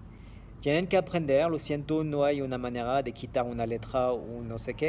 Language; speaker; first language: Spanish; non-native, fluent; French